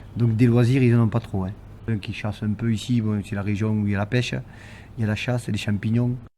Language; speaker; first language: French; early bilingual, other home language; Portuguese